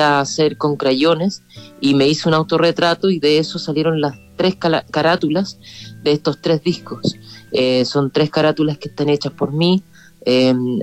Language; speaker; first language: Spanish; native; Spanish